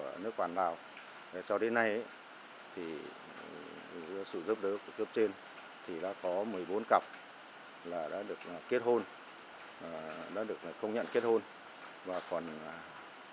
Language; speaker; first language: Vietnamese; native; Vietnamese